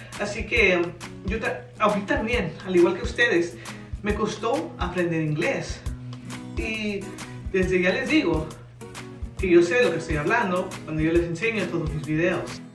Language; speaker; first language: Spanish; native; Spanish